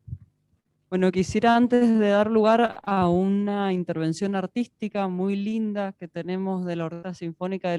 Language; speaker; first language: Spanish; native; Spanish